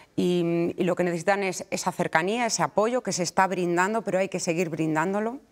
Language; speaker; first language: Spanish; native; Spanish